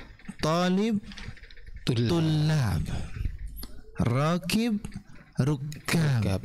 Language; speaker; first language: Arabic; non-native, fluent; Indonesian